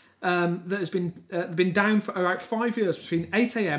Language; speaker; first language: English; native; English